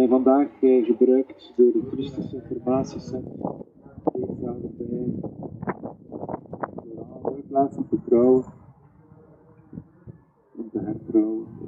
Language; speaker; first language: Dutch; native; Dutch